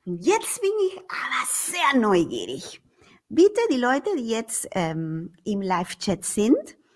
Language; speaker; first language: German; non-native, fluent; Spanish